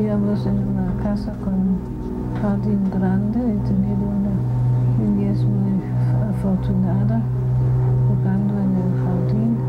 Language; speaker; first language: Spanish; non-native, fluent; German